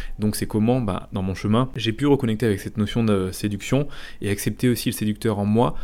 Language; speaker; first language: French; native; French